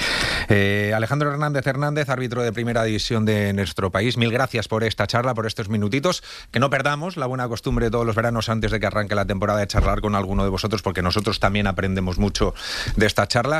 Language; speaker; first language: Spanish; native; Spanish